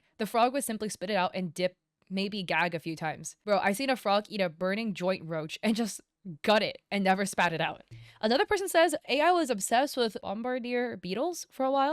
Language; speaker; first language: English; native; English